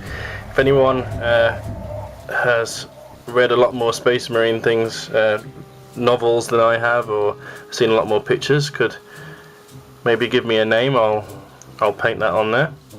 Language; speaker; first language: English; native; English